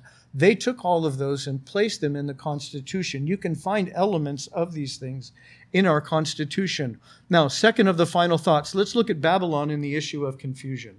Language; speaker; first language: English; native; English